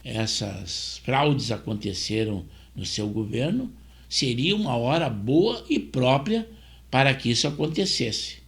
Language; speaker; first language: Portuguese; native; Portuguese